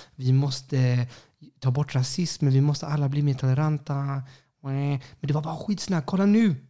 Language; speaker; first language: Swedish; early bilingual, other home language; Spanish